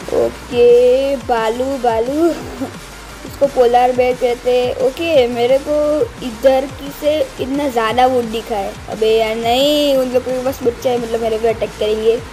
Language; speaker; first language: Hindi; non-native, local second language; Gujarati